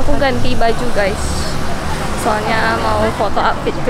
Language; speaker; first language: Indonesian; non-native, learner; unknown